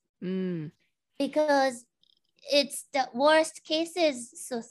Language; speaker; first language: English; non-native, fluent; Japanese